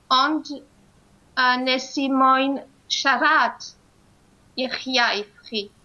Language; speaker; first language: Welsh; non-native, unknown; French